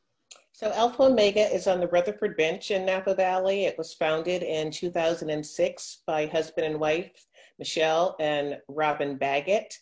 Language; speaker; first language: English; native; English